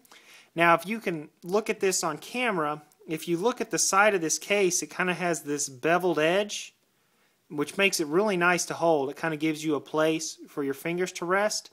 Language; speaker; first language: English; native; English